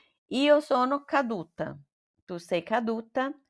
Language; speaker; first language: Italian; non-native, fluent; Portuguese